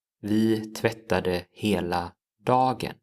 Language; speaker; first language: Swedish; non-native, fluent; English